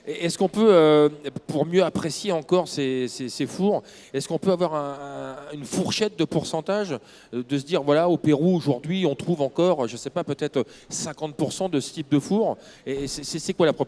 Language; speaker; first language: French; native; French